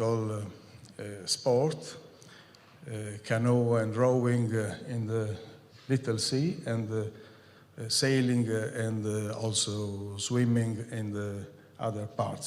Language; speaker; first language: English; non-native, fluent; Italian